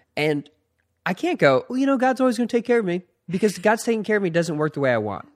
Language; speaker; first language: English; native; English